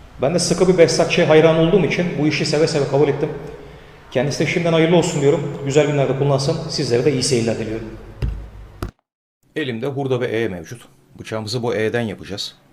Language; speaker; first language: Turkish; native; Turkish